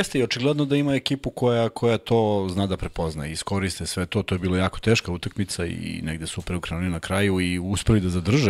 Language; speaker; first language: Serbian; native; Serbian